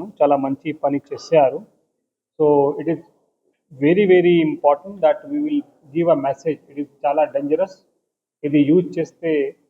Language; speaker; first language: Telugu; non-native, local second language; Urdu